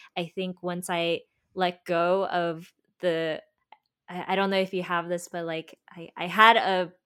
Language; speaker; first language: English; native; English